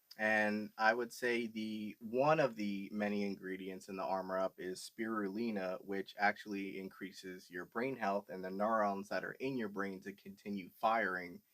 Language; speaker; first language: English; native; English